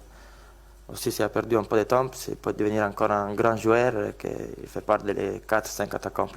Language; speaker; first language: French; non-native, learner; Italian